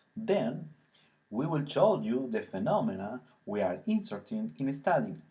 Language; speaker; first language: English; non-native, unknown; Spanish